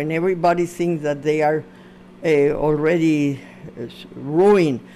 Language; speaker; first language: English; non-native, fluent; Spanish